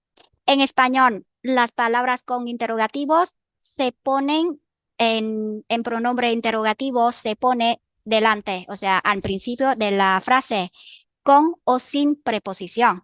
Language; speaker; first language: Spanish; non-native, fluent; Vietnamese